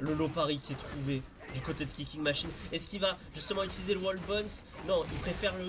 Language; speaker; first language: French; native; French